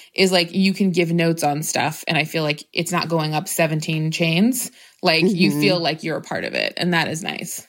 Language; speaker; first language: English; native; English